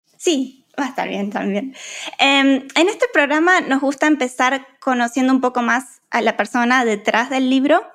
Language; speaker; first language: Spanish; native; Spanish